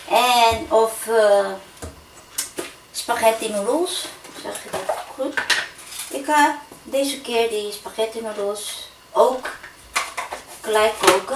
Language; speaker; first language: Dutch; non-native, fluent; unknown